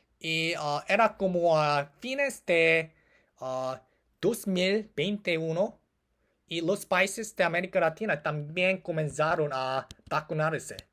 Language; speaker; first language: Spanish; non-native, learner; Korean